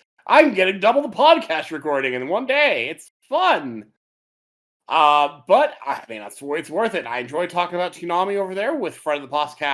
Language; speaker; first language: English; native; English